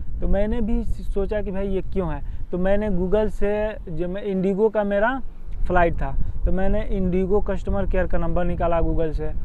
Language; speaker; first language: Hindi; native; Hindi